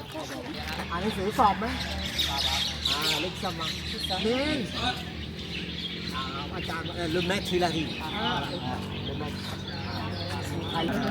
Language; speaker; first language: French; non-native, fluent; Thai